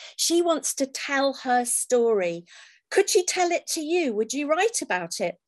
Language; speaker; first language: English; native; English